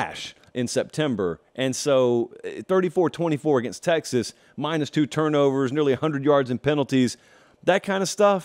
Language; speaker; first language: English; native; English